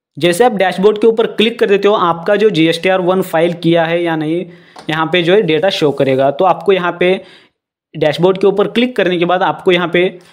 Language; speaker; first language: Hindi; non-native, local second language; Marathi